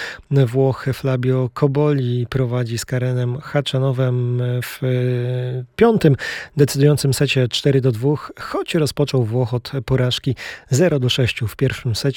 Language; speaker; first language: Polish; native; Polish